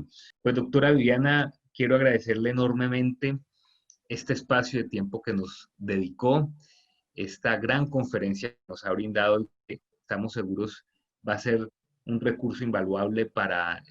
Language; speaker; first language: Spanish; native; Spanish